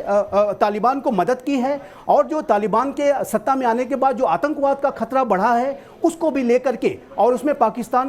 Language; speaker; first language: Hindi; native; Hindi